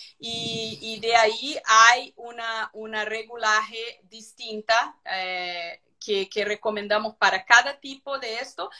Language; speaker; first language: Spanish; non-native, fluent; Portuguese